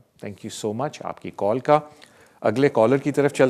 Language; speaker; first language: Urdu; native; Urdu